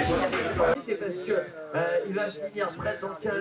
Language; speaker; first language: French; native; French